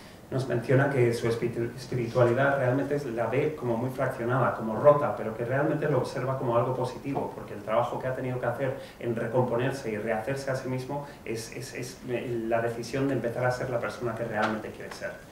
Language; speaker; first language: Spanish; native; Spanish